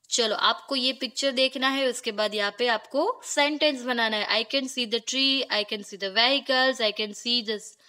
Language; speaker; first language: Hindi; non-native, local second language; Gujarati